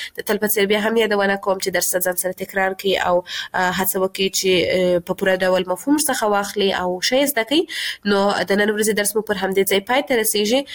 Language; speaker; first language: Pashto; native; Pashto